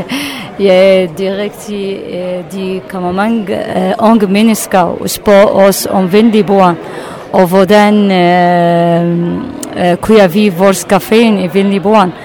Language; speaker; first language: Danish; non-native, learner; Arabic